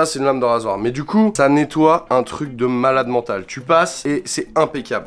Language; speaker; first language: French; native; French